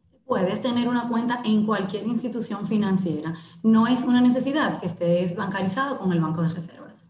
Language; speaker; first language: Spanish; native; Spanish